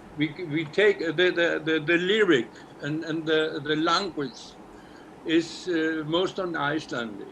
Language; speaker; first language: English; non-native, learner; Icelandic